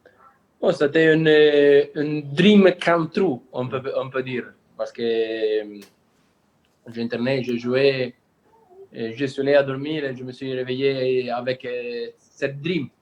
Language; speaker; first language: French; non-native, learner; Italian